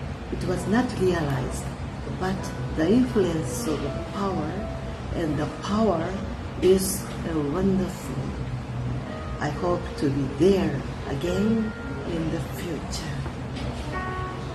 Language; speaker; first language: English; non-native, learner; Japanese